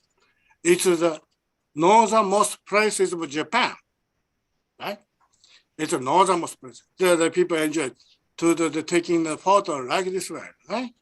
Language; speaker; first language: English; non-native, learner; Japanese